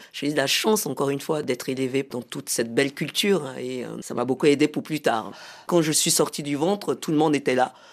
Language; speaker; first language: French; native; French